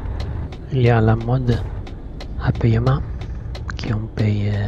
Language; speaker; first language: French; non-native, learner; Italian